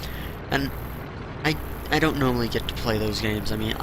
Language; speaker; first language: English; native; English